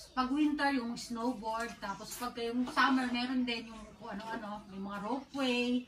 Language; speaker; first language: Filipino; native; Filipino